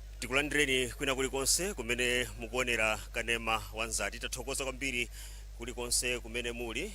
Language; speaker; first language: Nyanja; native; Nyanja